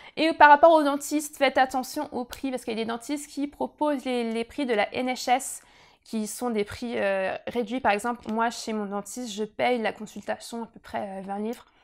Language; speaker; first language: French; native; French